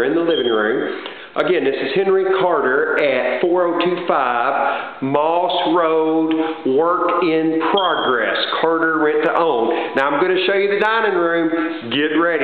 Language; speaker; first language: English; native; English